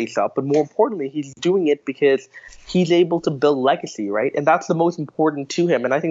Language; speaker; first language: English; native; English